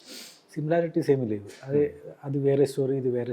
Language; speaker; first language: Telugu; non-native, learner; Malayalam